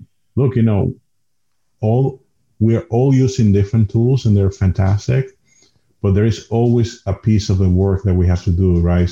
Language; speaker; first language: English; non-native, fluent; Spanish